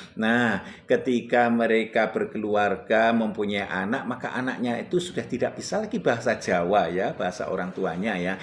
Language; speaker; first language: Indonesian; non-native, local second language; Javanese